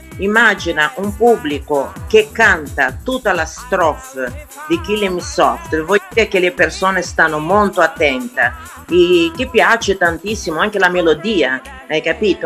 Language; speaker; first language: Italian; non-native, fluent; Portuguese